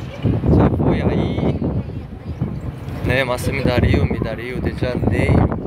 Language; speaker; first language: Portuguese; non-native, learner; Korean